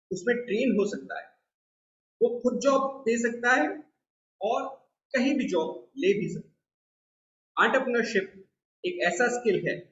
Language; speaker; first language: Hindi; non-native, local second language; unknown